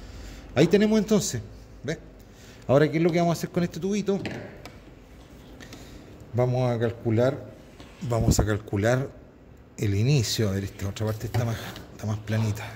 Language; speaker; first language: Spanish; native; Spanish